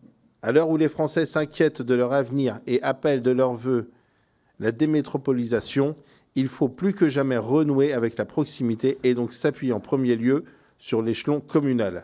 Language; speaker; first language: French; native; French